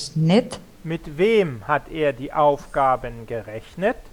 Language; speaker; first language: German; non-native, learner; Spanish